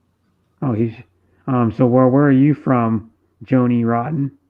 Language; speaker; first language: English; native; English